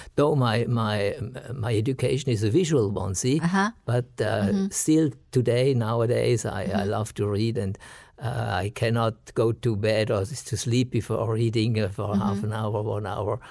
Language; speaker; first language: English; non-native, fluent; German